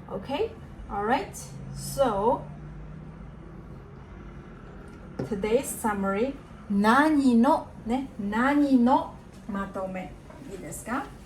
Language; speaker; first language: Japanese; non-native, fluent; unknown